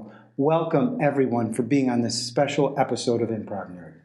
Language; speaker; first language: English; native; English